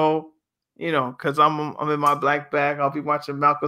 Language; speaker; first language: English; native; English